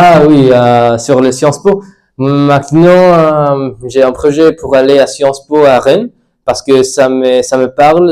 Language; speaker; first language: French; non-native, learner; Spanish